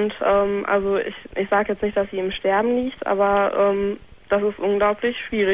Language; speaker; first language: German; native; German